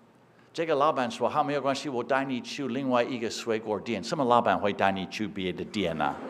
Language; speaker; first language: Chinese; non-native, fluent; English